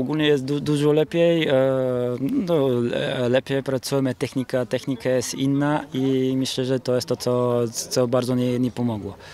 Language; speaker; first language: Polish; non-native, learner; Bulgarian